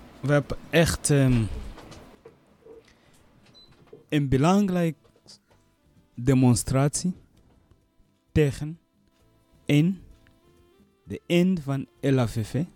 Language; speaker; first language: Dutch; non-native, learner; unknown